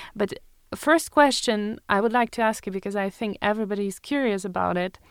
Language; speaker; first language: English; non-native, fluent; Polish